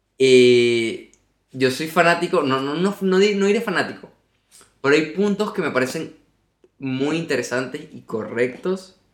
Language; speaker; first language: Spanish; native; Spanish